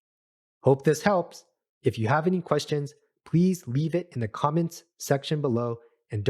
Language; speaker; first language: English; native; English